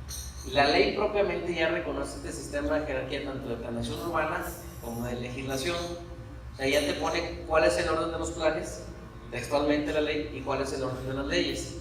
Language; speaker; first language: Spanish; native; Spanish